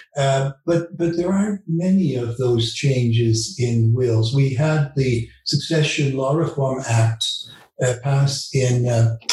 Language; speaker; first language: English; early bilingual, other home language; Dutch